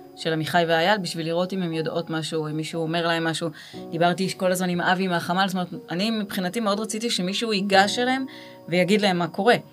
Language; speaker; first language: Hebrew; native; Hebrew